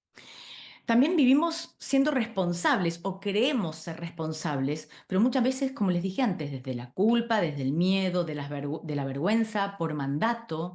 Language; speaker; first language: Spanish; native; Spanish